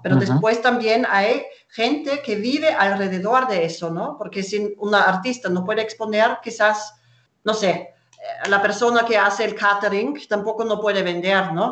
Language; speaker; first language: Spanish; non-native, fluent; German